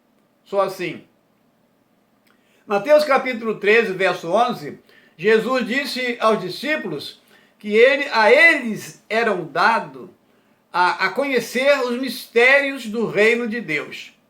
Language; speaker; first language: Portuguese; native; Portuguese